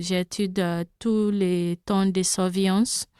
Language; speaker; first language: French; non-native, learner; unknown